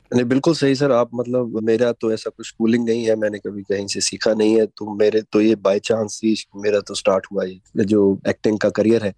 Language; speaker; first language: Hindi; non-native, local second language; Punjabi